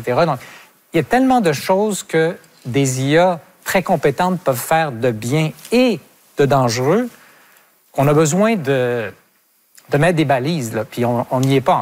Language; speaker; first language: French; native; French